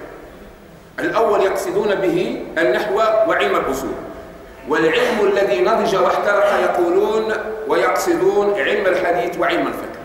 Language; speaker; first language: Arabic; native; Arabic